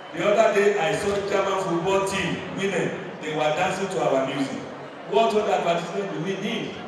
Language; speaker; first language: English; non-native, local second language; Yoruba